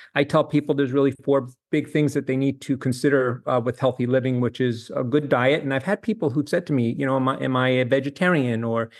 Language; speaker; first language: English; native; English